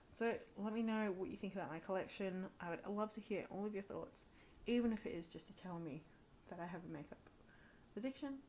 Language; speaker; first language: English; native; English